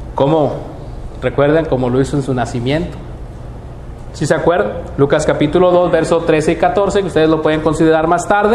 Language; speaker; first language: Spanish; native; Spanish